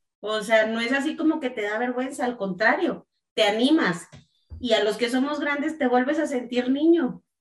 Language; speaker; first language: Spanish; native; Spanish